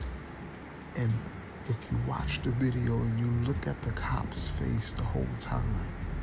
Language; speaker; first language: English; native; English